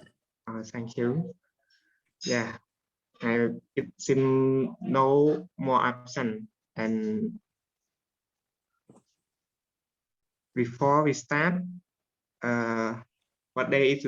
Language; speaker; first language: English; non-native, learner; Khmer